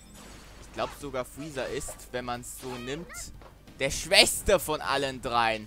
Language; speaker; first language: German; native; German